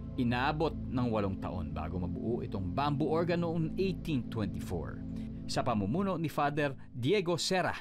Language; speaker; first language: Filipino; native; Filipino